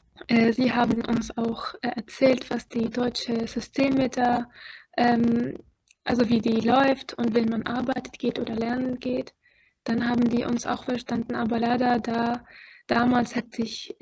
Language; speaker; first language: German; non-native, fluent; Arabic